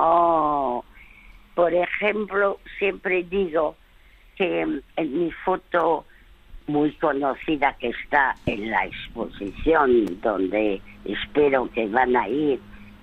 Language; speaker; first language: Spanish; early bilingual, other home language; French